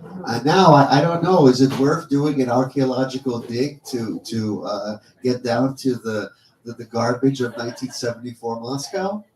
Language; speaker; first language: English; non-native, fluent; Russian